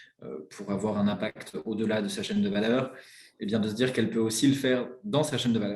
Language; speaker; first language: French; native; French